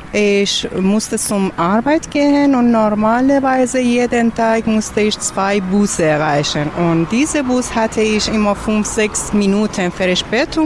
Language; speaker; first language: German; non-native, learner; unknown